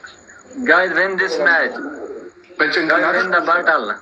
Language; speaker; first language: English; non-native, learner; Amharic